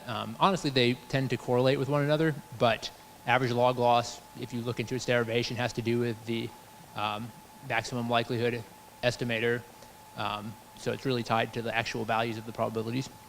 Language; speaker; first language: English; native; English